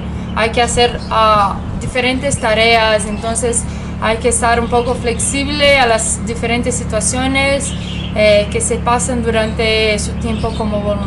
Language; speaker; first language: Spanish; non-native, fluent; Portuguese